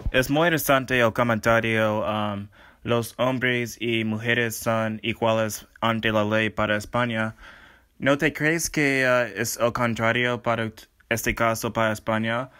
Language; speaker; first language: Spanish; non-native, learner; English